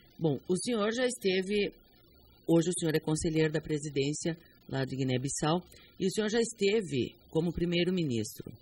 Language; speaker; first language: Portuguese; native; Portuguese